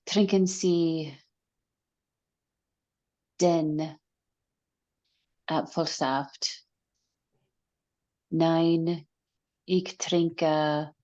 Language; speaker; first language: German; non-native, learner; English